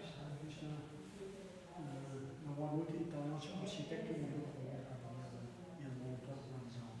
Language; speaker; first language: Dutch; native; Dutch